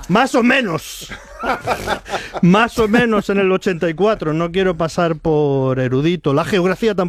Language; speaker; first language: Spanish; native; Spanish